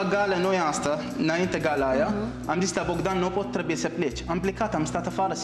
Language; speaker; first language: Romanian; non-native, learner; Arabic